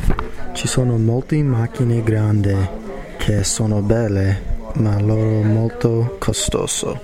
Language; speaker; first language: Italian; non-native, learner; English